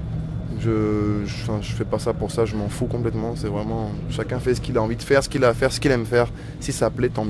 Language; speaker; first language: French; native; French